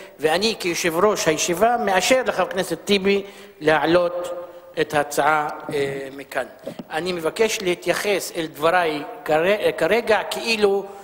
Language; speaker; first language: Hebrew; non-native, local second language; Arabic